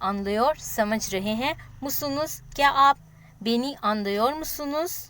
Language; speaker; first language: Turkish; non-native, learner; Urdu